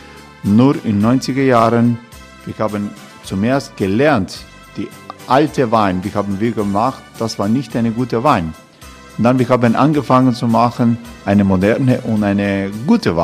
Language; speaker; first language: German; non-native, fluent; Croatian